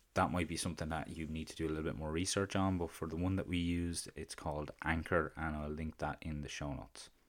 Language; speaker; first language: English; native; English